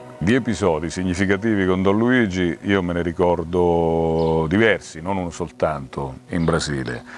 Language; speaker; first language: Italian; native; Italian